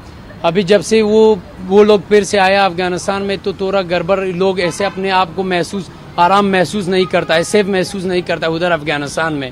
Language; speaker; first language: Hindi; non-native, fluent; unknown